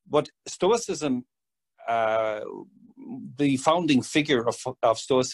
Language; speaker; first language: English; native; English